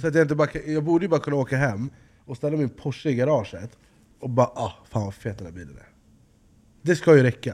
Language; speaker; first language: Swedish; native; Swedish